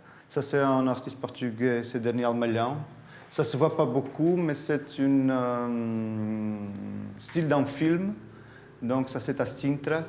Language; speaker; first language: French; non-native, fluent; Portuguese